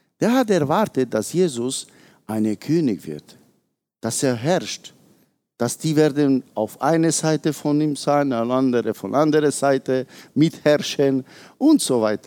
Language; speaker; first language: German; non-native, fluent; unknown